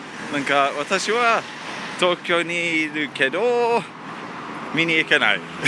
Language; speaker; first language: Japanese; non-native, learner; English